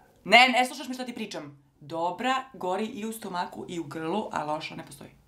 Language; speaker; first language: Croatian; native; Croatian